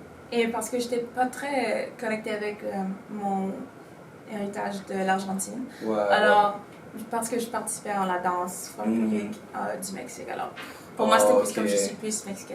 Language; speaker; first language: French; non-native, local second language; Spanish